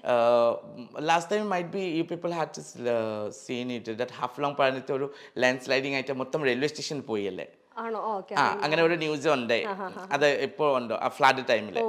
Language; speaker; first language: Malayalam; non-native, learner; Assamese